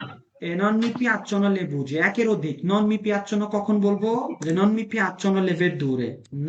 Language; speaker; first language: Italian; non-native, fluent; Bangla